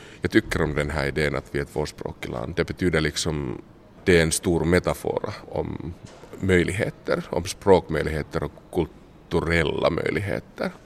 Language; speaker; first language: Swedish; non-native, local second language; Finnish